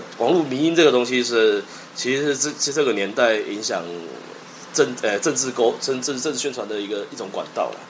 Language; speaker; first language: Chinese; native; Chinese